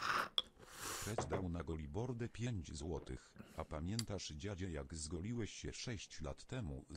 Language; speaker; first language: Polish; native; Polish